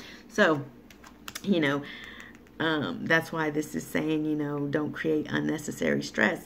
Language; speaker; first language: English; native; English